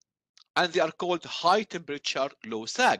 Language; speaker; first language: English; non-native, fluent; Arabic